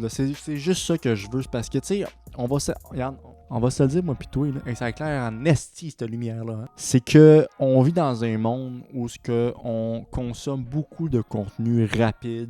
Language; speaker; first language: French; native; French